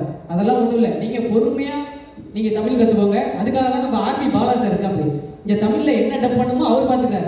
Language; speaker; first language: Tamil; native; Tamil